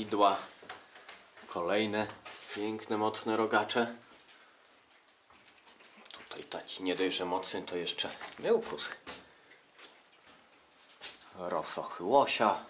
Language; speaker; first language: Polish; native; Polish